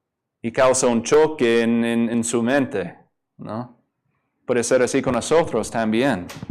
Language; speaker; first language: Spanish; non-native, fluent; English